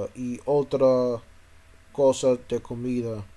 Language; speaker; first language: Spanish; non-native, learner; English